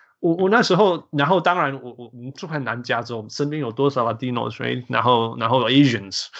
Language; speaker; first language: Chinese; early bilingual, heritage; Chinese